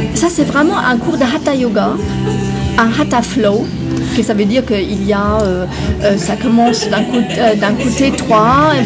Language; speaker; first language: French; non-native, fluent; German